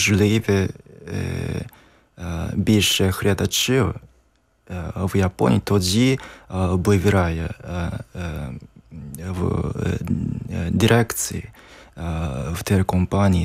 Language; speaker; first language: Ukrainian; non-native, learner; Japanese